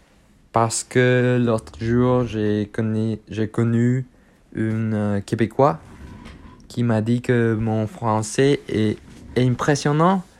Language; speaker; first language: French; non-native, learner; Spanish